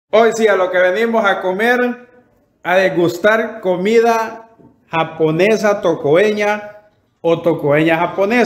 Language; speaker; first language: Spanish; native; Spanish